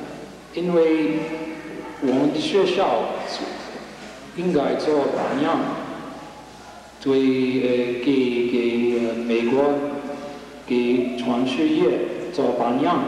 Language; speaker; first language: Chinese; non-native, learner; English